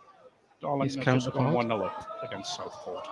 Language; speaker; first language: English; native; English